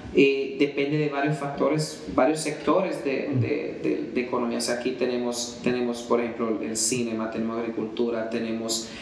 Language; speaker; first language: Spanish; early bilingual, heritage; Spanish